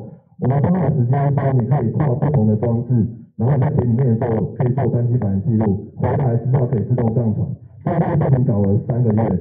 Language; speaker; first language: Chinese; native; Chinese